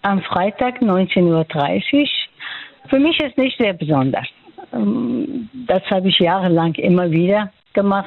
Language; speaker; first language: German; non-native, fluent; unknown